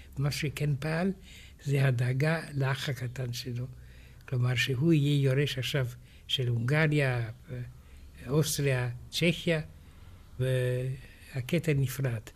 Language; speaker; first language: Hebrew; non-native, fluent; Romanian